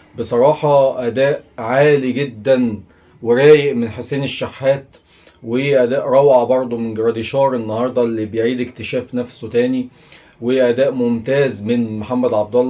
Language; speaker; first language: Arabic; native; Arabic